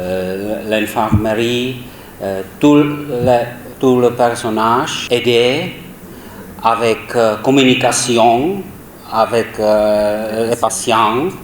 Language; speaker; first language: French; non-native, learner; Czech